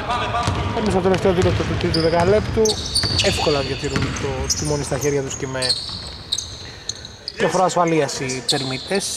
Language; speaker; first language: Greek; native; Greek